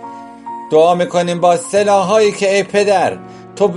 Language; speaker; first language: Persian; native; Persian